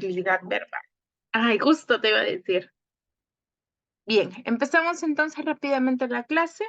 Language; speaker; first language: Spanish; native; Spanish